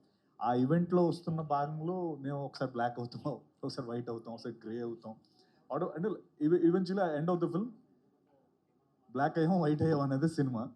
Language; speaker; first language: Telugu; native; Telugu